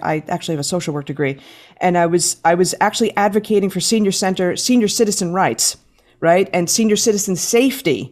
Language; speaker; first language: English; native; English